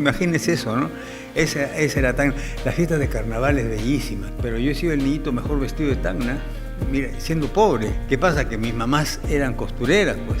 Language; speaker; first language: Spanish; native; Spanish